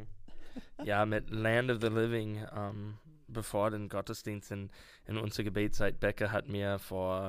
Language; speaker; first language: German; non-native, learner; English